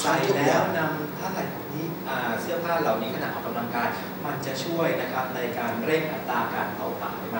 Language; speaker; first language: Thai; native; Thai